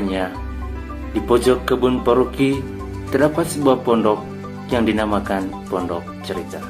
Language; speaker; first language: Indonesian; native; Indonesian